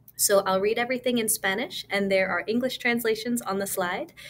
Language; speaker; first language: English; native; English